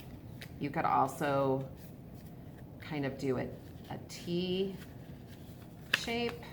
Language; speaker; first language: English; native; English